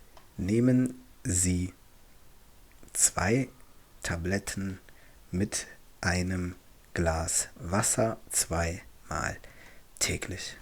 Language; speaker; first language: German; non-native, fluent; Tigrinya